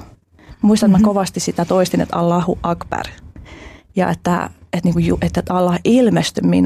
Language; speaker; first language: Finnish; early bilingual, other home language; Albanian